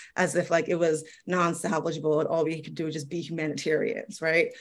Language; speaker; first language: English; native; English